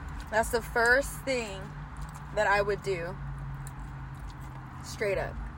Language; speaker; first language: English; early bilingual, other home language; Spanish